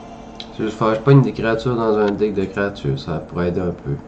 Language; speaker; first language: French; native; French